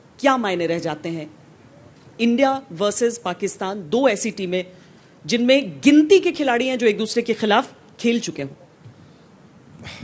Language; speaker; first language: Hindi; native; Hindi